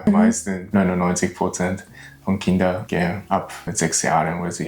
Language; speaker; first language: German; non-native, learner; Japanese